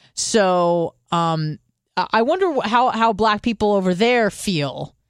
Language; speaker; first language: English; early bilingual, other home language; Hebrew